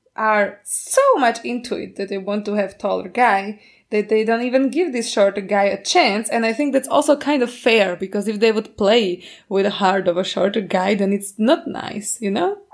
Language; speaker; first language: English; non-native, fluent; Slovak